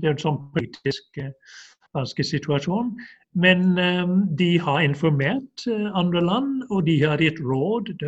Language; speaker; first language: Norwegian; non-native, fluent; English